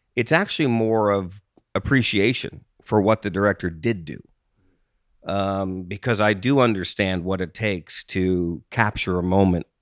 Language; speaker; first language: English; native; English